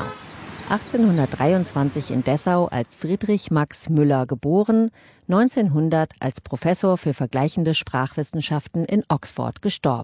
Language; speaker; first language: German; native; German